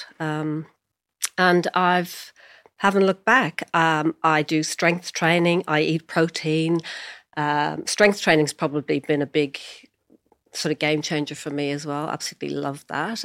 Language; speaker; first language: English; native; English